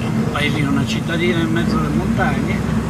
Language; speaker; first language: Italian; native; Italian